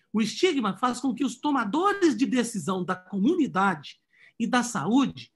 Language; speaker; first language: Portuguese; native; Portuguese